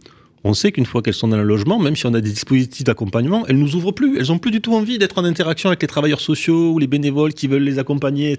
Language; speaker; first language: French; native; French